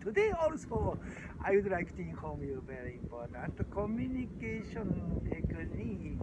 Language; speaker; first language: English; non-native, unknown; Japanese